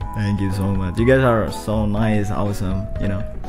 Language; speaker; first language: English; non-native, fluent; Indonesian